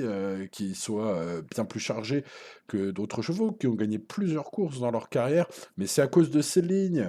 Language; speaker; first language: French; native; French